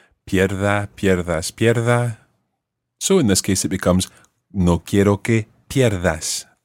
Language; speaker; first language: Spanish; non-native, fluent; English